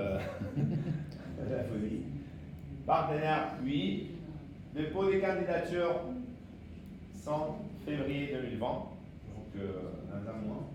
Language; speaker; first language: French; non-native, fluent; Spanish